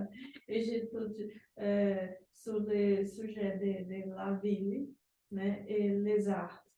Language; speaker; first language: French; non-native, learner; Portuguese